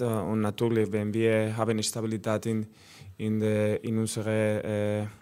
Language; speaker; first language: German; non-native, learner; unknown